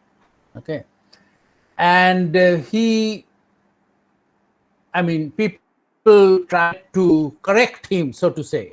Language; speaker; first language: English; non-native, local second language; Bangla